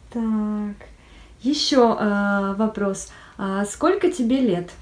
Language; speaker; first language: Russian; native; Russian